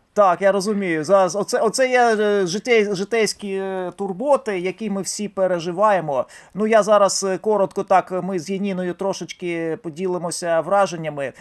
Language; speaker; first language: Ukrainian; native; Ukrainian